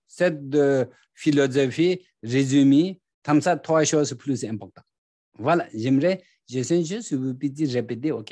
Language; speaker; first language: French; non-native, learner; Tibetan